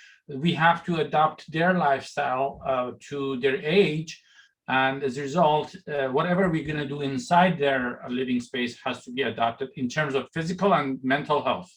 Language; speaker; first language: English; non-native, fluent; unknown